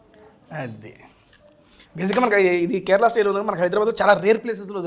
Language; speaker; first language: Telugu; native; Telugu